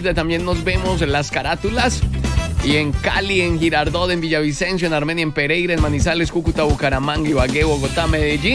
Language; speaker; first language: Spanish; native; Spanish